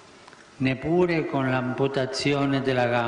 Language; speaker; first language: Italian; non-native, fluent; Spanish